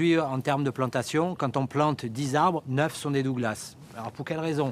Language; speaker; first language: French; native; French